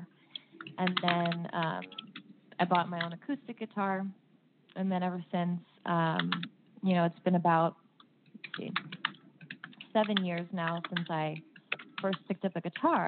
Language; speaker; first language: English; native; English